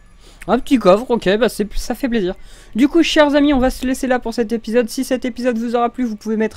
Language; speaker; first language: French; native; French